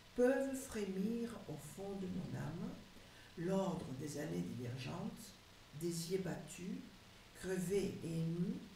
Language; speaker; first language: French; non-native, fluent; Greek